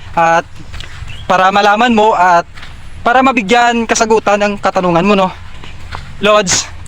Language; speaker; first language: Filipino; non-native, local second language; Hiligaynon